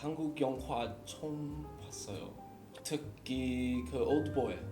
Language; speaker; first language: Korean; non-native, learner; English